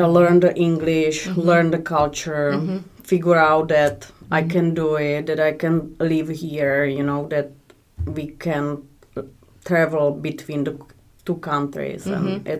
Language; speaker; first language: English; non-native, learner; Czech